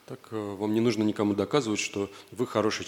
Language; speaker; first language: Russian; native; Russian